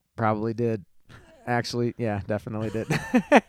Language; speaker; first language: English; native; English